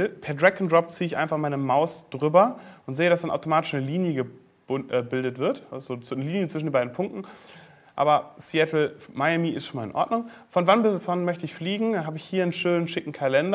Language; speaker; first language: German; native; German